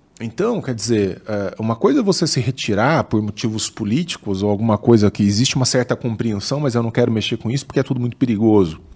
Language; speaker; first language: Portuguese; native; Portuguese